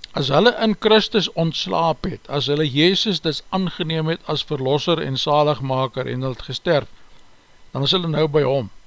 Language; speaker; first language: Afrikaans; native; Afrikaans